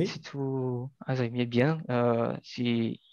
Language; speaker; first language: French; non-native, learner; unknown